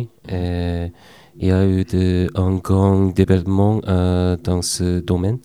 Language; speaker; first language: French; non-native, learner; Korean